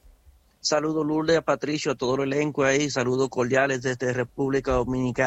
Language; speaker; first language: Spanish; native; Spanish